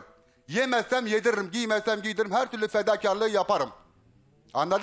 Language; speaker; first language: Turkish; native; Turkish